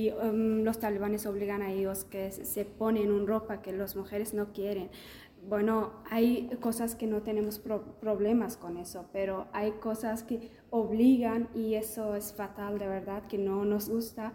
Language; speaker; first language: Spanish; non-native, learner; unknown